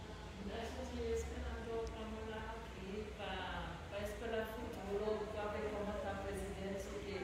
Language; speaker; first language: Portuguese; non-native, learner; Spanish